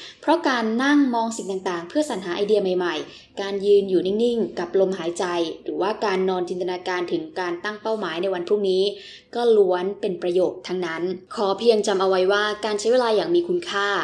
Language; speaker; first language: Thai; native; Thai